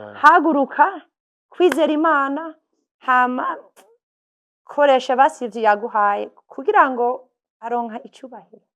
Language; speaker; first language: Rundi; non-native, fluent; English